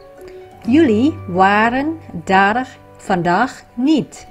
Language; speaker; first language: Dutch; non-native, fluent; Vietnamese